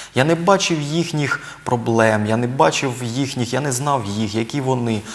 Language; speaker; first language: Ukrainian; native; Ukrainian